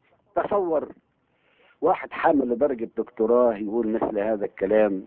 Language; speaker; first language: Arabic; native; Arabic